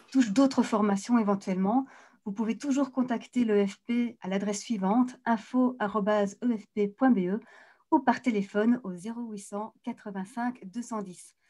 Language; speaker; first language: French; native; French